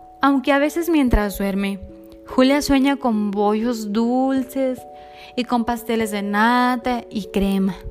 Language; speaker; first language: Spanish; native; Spanish